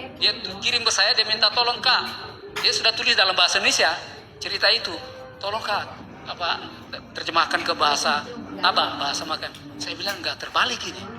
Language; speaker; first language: Indonesian; non-native, local second language; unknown